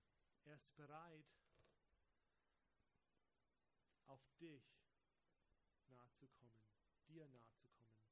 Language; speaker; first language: German; non-native, fluent; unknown